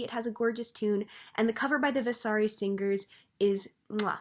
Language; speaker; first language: English; native; English